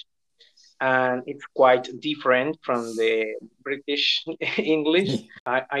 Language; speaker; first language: English; non-native, learner; Spanish